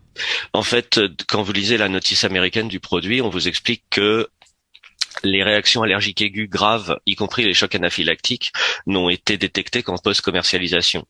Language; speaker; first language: French; native; French